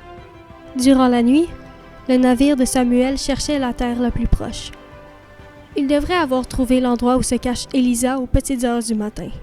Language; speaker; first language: French; native; French